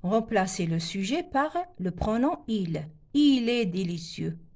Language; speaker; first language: French; non-native, local second language; Arabic